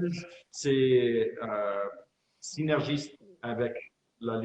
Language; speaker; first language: French; non-native, fluent; English